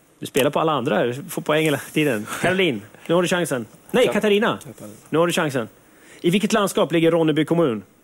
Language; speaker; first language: Swedish; native; Swedish